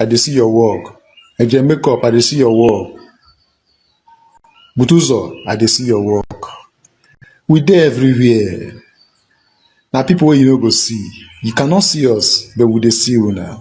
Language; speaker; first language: Nigerian Pidgin; non-native, local second language; Igbo